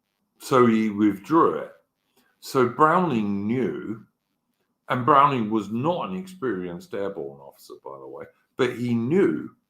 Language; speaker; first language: English; native; English